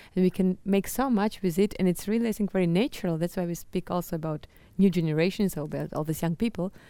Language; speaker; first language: English; non-native, fluent; Russian